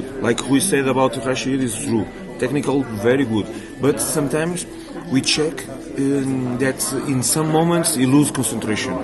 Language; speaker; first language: English; non-native, learner; Portuguese